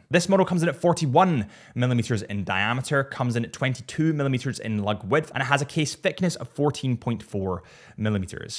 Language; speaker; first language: English; native; English